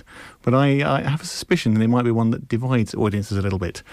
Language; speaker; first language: English; native; English